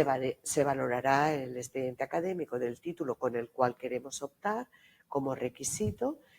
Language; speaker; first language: Spanish; native; Spanish